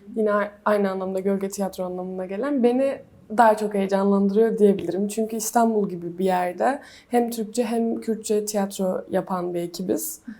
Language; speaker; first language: Turkish; non-native, local second language; Kurdish